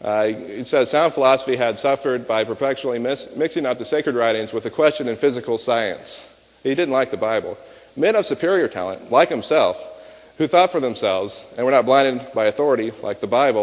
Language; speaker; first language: English; native; English